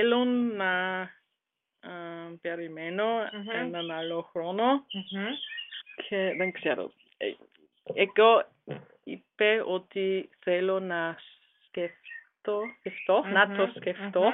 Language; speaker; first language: Greek; non-native, learner; German